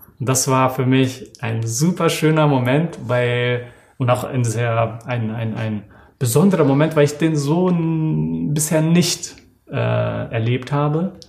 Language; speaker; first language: German; early bilingual, other home language; Serbian